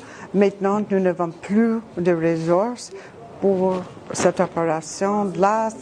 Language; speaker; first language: French; non-native, fluent; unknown